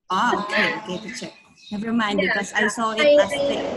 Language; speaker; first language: English; non-native, fluent; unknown